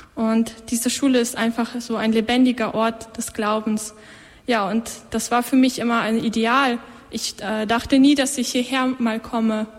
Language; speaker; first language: German; native; German